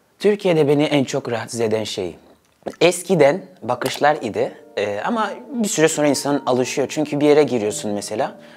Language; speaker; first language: Turkish; early bilingual, other home language; Swahili